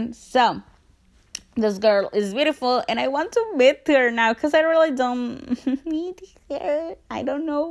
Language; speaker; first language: English; non-native, learner; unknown